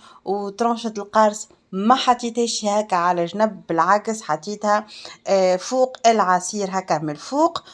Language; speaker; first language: Arabic; native; Arabic